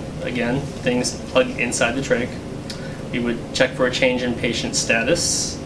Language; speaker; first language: English; native; English